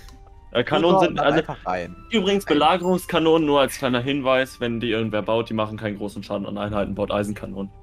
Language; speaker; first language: German; native; German